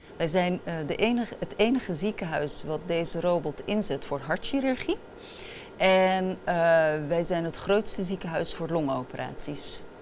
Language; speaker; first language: Dutch; early bilingual, other home language; Arabic